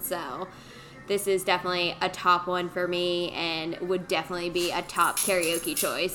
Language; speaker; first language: English; native; English